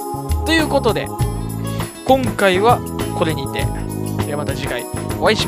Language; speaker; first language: Japanese; native; Japanese